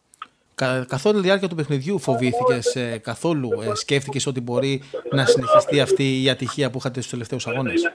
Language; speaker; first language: Greek; native; Greek